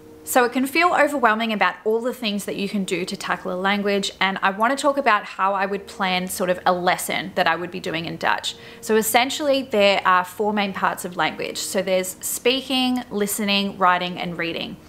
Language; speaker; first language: English; native; English